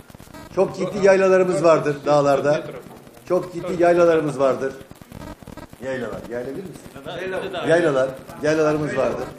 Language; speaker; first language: Turkish; native; Turkish